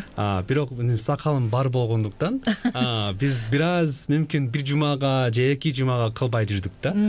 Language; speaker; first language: Kyrgyz; non-native, fluent; Korean